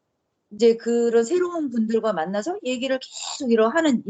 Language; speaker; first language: Korean; native; Korean